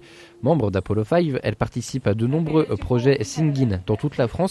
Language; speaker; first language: French; native; French